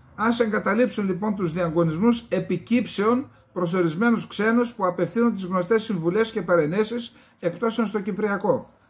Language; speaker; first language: Greek; native; Greek